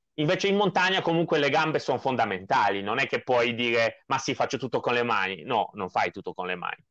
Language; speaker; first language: Italian; non-native, fluent; Polish